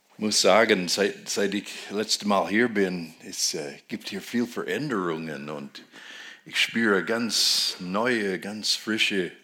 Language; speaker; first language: German; non-native, fluent; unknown